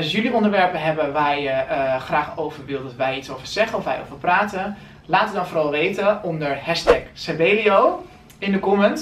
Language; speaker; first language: Dutch; native; Dutch